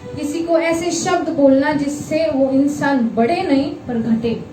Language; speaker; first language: Hindi; non-native, local second language; Marathi